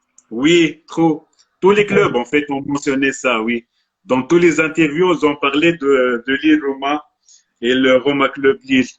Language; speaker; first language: French; non-native, local second language; Arabic